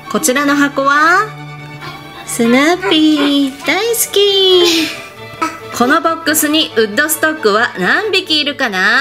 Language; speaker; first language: Japanese; native; Japanese